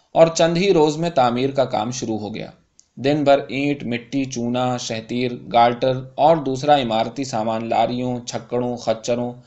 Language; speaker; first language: Urdu; native; Urdu